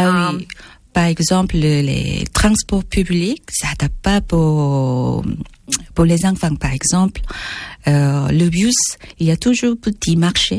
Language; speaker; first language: French; non-native, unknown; Korean